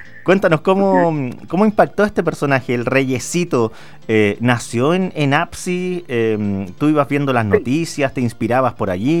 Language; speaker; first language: Spanish; native; Spanish